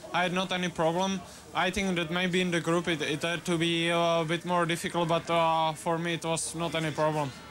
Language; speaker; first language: English; non-native, learner; Czech